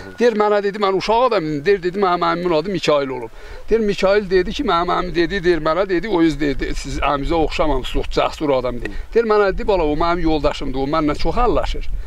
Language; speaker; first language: Azerbaijani; non-native, local second language; Talysh